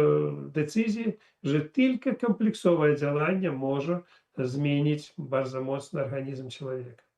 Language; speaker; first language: Polish; non-native, fluent; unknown